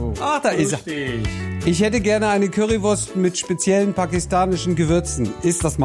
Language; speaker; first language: German; native; German